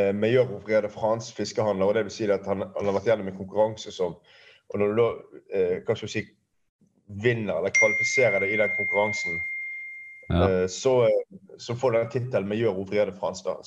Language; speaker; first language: Norwegian; native; Norwegian